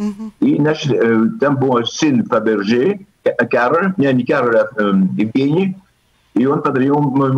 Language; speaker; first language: Russian; early bilingual, heritage; Russian